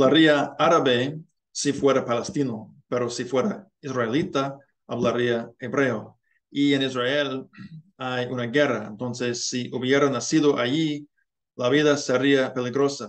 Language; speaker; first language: Spanish; non-native, learner; English